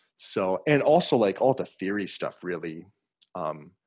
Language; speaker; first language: English; native; English